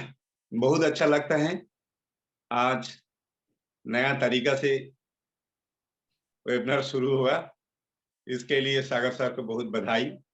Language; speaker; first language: Hindi; non-native, local second language; Bangla